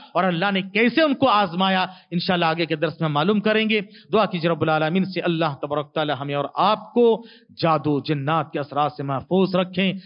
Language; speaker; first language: Urdu; native; Urdu